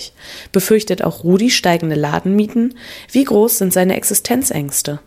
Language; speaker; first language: German; native; German